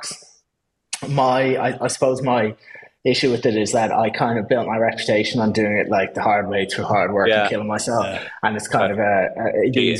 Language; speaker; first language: English; native; English